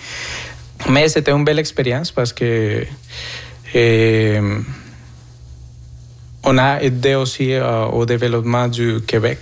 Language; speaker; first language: French; non-native, fluent; Spanish